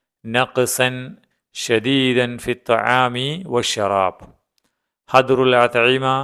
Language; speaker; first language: Arabic; non-native, fluent; Malayalam